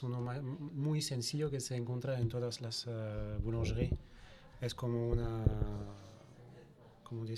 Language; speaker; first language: Spanish; non-native, fluent; French